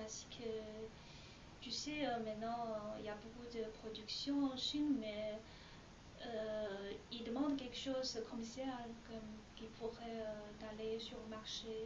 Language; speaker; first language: French; non-native, learner; Chinese